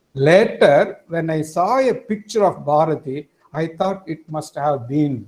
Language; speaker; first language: English; non-native, local second language; Tamil